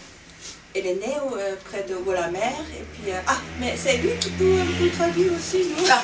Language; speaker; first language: French; non-native, fluent; Japanese